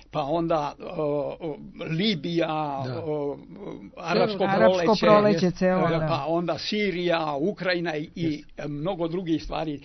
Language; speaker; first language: Serbian; native; Serbian